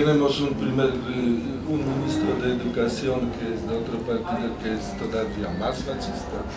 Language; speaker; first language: Spanish; non-native, fluent; Polish